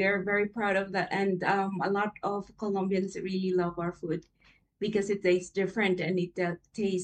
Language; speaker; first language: English; non-native, local second language; Cebuano